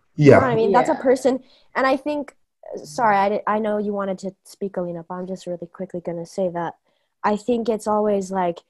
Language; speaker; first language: English; early bilingual, other home language; Chinese